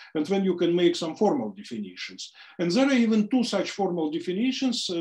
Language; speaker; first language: English; non-native, fluent; Russian